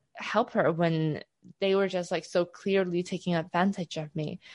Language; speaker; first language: English; non-native, local second language; Cantonese